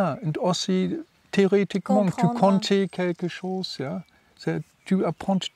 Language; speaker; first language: French; non-native, learner; German